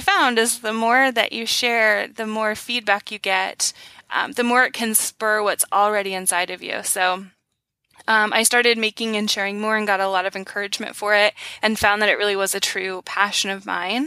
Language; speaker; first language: English; native; English